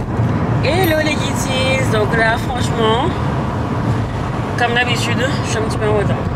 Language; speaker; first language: French; native; French